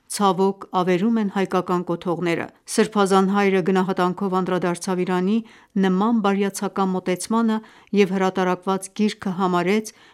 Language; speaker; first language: Armenian; early bilingual, heritage; Armenian